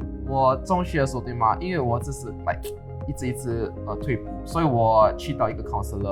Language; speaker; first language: Chinese; non-native, local second language; English